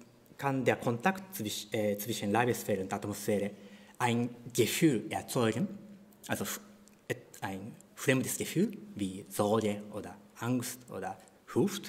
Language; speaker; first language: German; non-native, fluent; Japanese